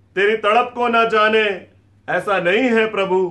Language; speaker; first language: Hindi; native; Hindi